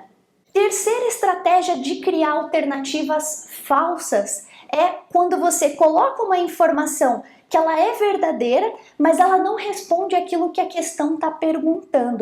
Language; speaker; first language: Portuguese; native; Portuguese